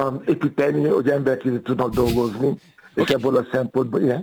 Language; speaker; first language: Hungarian; non-native, learner; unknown